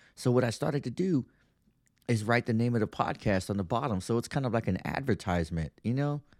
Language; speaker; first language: English; native; English